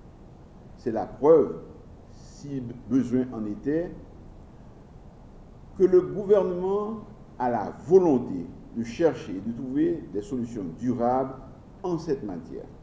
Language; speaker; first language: French; non-native, local second language; Haitian Creole